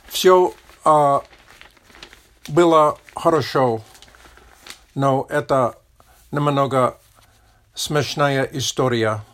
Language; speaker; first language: Russian; non-native, learner; English